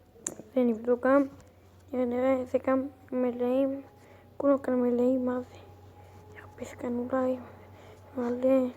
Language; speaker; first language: Hebrew; native; Hebrew